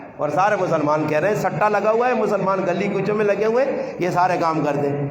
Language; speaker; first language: Urdu; non-native, local second language; Punjabi